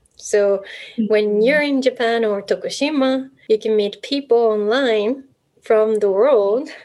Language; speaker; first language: English; non-native, fluent; Japanese